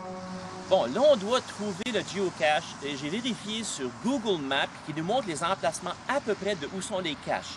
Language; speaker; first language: French; native; French